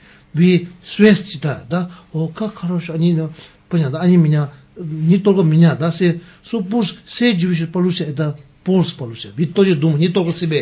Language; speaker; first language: Russian; non-native, learner; Tibetan